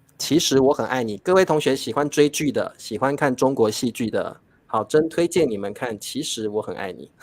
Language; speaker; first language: Chinese; native; Chinese